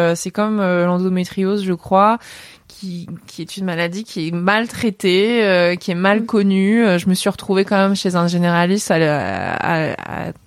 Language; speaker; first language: French; native; French